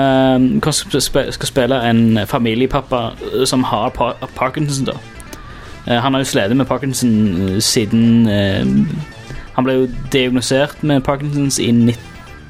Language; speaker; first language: Norwegian; native; Norwegian